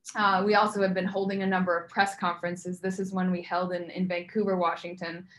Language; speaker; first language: English; native; English